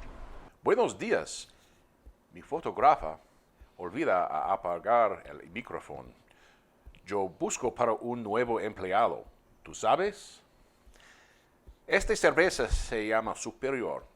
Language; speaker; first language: Spanish; non-native, learner; English